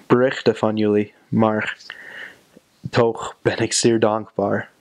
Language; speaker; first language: Dutch; non-native, fluent; English